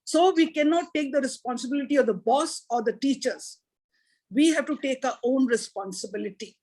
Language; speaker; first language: English; non-native, local second language; Punjabi